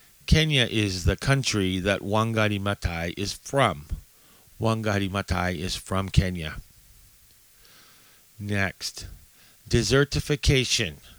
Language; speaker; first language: English; native; English